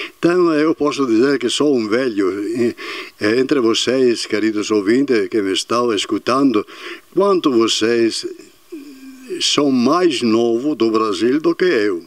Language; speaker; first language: Portuguese; non-native, fluent; Italian